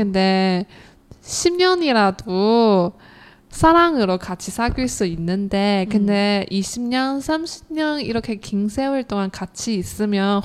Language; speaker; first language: Korean; non-native, learner; Chinese